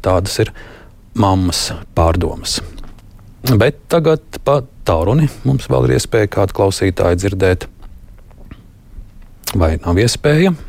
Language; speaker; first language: Latvian; native; Latvian